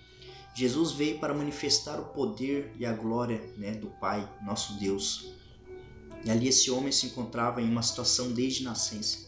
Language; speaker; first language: Portuguese; native; Portuguese